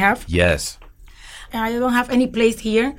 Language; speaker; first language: English; non-native, learner; Spanish